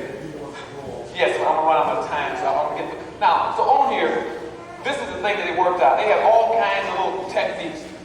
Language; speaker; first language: English; native; English